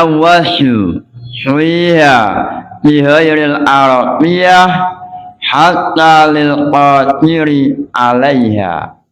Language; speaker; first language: Arabic; non-native, fluent; Indonesian